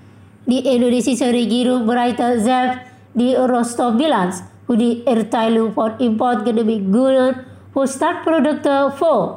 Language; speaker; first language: German; non-native, learner; Indonesian